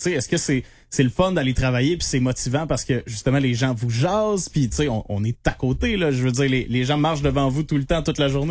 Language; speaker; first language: French; native; French